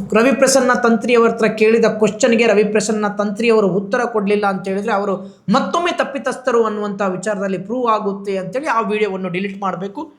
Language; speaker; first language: Kannada; non-native, local second language; Tulu